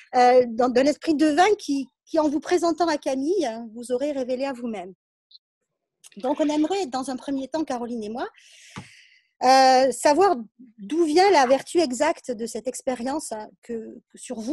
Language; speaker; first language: French; native; French